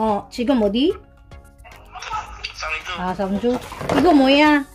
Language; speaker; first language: Korean; non-native, learner; Filipino